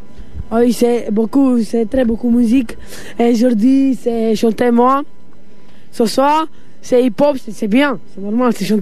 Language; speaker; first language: French; non-native, learner; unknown